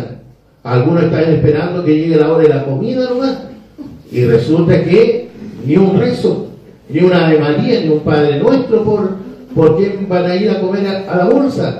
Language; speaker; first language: Spanish; native; Spanish